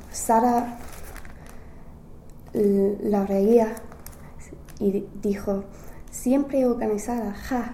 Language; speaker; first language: Spanish; non-native, learner; English